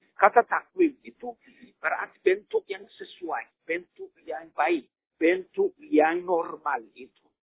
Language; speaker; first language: Indonesian; non-native, fluent; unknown